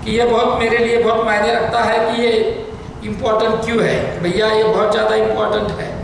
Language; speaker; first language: Hindi; non-native, local second language; Marathi